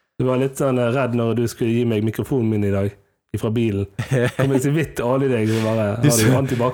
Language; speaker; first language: Norwegian; native; Norwegian